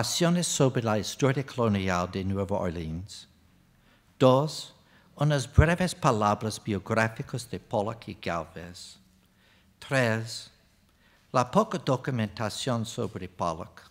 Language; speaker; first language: Spanish; non-native, fluent; English